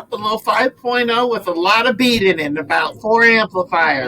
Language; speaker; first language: English; native; English